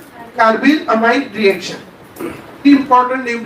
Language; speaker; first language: English; non-native, local second language; Marathi